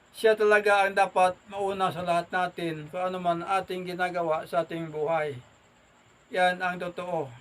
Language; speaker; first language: Filipino; non-native, local second language; Hiligaynon